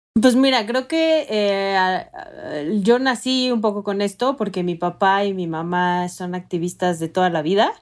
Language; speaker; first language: Spanish; native; Spanish